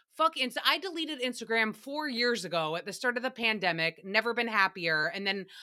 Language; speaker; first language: English; early bilingual, other home language; Armenian